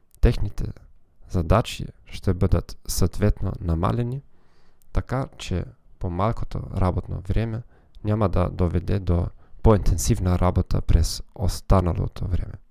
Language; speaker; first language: Macedonian; non-native, learner; German